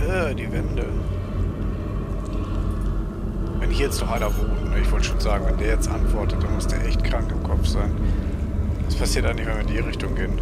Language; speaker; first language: German; native; German